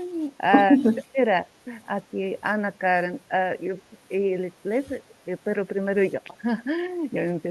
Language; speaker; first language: Spanish; non-native, learner; Russian